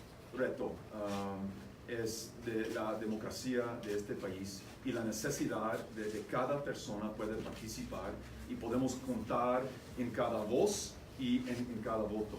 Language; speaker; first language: Spanish; non-native, fluent; English